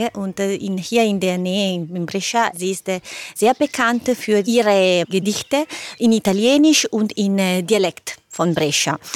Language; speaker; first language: German; non-native, learner; Italian